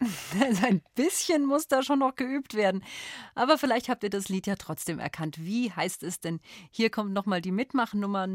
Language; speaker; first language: German; native; German